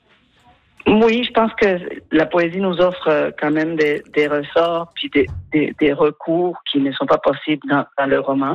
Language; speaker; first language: French; non-native, fluent; Spanish